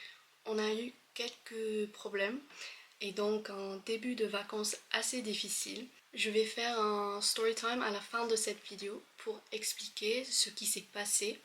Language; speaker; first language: French; non-native, fluent; English